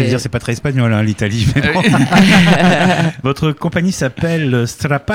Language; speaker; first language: French; native; French